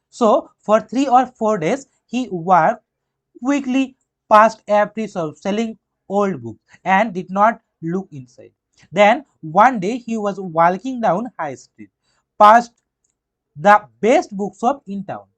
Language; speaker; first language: English; non-native, local second language; Bangla